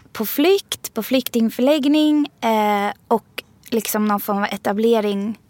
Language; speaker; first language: Swedish; early bilingual, other home language; Persian